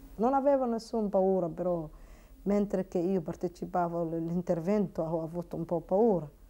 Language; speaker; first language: Italian; non-native, learner; Somali